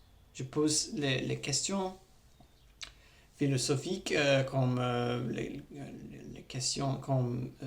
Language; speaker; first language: French; non-native, learner; English